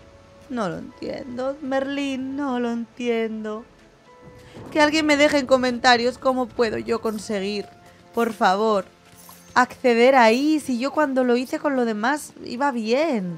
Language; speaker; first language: Spanish; native; Spanish